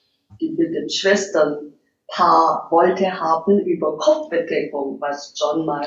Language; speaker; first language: German; non-native, learner; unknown